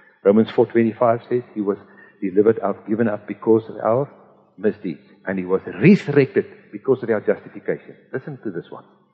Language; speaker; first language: English; non-native, local second language; Afrikaans